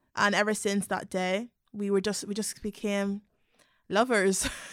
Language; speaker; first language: English; native; English